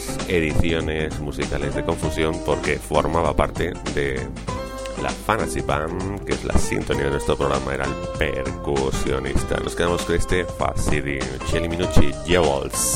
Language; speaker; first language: Spanish; native; Spanish